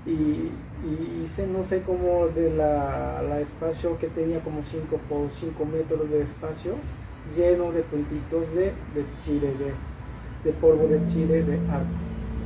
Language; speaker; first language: Spanish; non-native, learner; Japanese